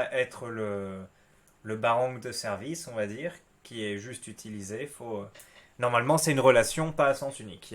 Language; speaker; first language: French; native; French